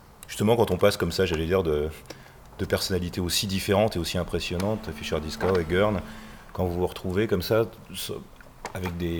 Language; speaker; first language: French; native; French